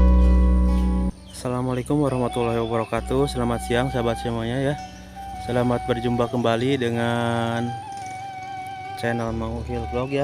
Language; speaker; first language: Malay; non-native, local second language; Sundanese